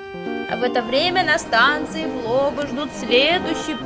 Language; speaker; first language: Russian; native; Russian